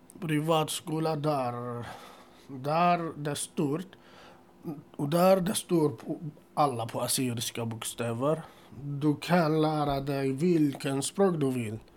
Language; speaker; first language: Swedish; non-native, learner; Assyrian Neo-Aramaic